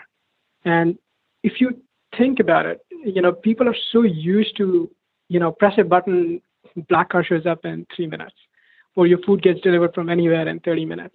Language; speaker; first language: English; non-native, local second language; Hindi